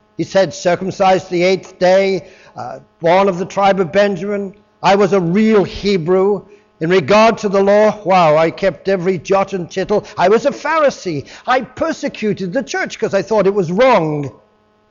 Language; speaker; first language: English; native; English